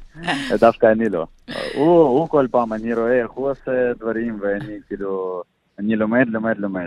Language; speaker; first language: Hebrew; non-native, learner; Russian